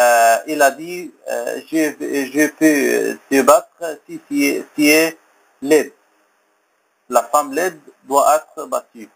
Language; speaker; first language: French; non-native, learner; Arabic